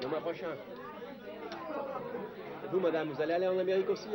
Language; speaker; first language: French; native; French